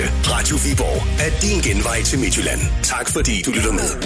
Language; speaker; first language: Danish; native; Danish